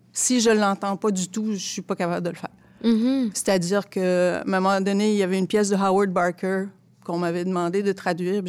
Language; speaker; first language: French; early bilingual, other home language; Arabic